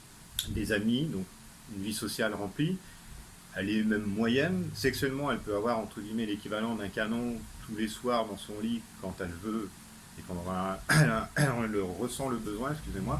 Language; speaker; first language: French; native; French